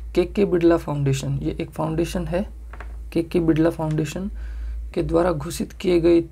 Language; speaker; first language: Hindi; native; Hindi